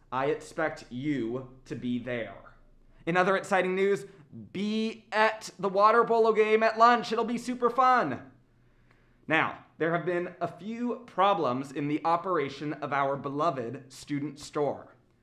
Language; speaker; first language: English; native; English